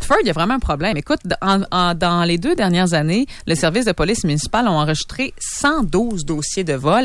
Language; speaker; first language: French; native; French